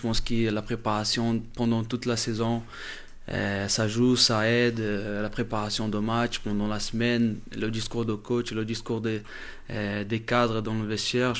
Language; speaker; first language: French; non-native, fluent; Portuguese